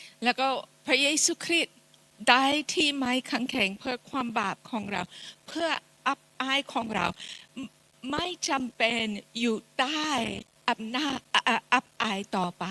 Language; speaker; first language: Thai; non-native, fluent; English